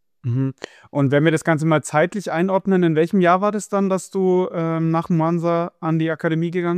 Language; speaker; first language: German; native; German